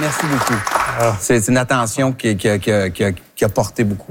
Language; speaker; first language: French; native; French